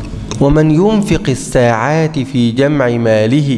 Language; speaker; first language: Arabic; native; Arabic